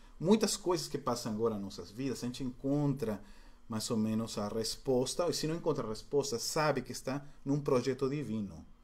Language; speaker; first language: Portuguese; non-native, fluent; Spanish